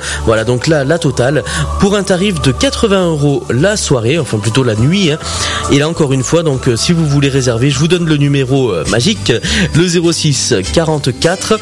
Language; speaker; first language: French; native; French